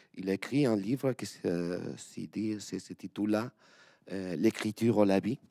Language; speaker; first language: French; non-native, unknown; Spanish